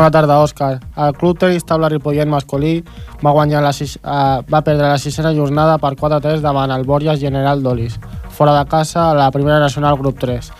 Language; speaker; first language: Catalan; native; Catalan